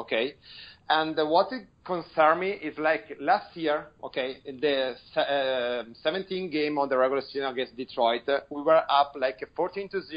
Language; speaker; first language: English; non-native, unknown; Italian